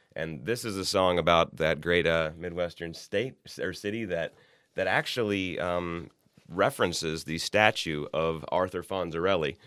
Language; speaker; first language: English; native; English